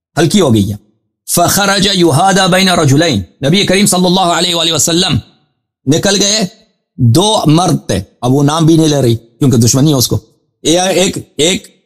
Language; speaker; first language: Urdu; non-native, fluent; Persian